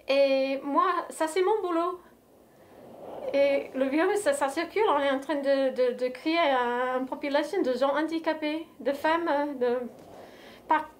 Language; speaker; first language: French; non-native, fluent; English